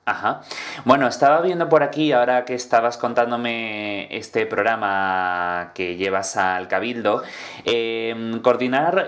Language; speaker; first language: Spanish; native; Spanish